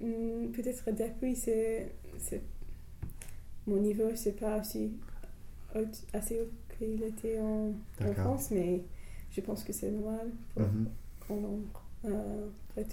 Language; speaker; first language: French; non-native, learner; English